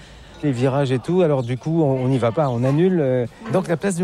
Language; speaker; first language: French; native; French